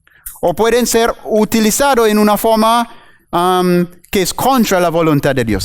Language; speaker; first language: Spanish; non-native, learner; English